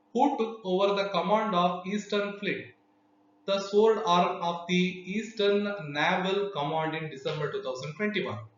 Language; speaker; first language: English; non-native, local second language; Kannada